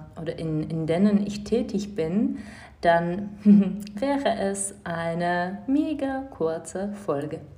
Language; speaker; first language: German; non-native, fluent; Czech